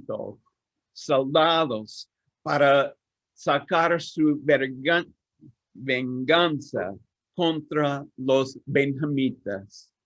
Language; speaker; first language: Spanish; non-native, learner; English